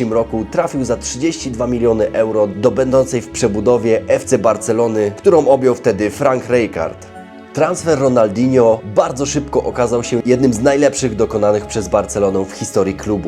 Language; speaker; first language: Polish; native; Polish